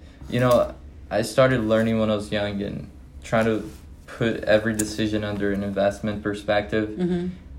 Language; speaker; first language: English; non-native, fluent; Portuguese